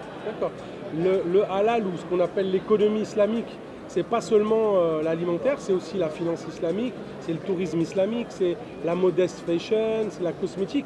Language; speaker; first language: French; native; French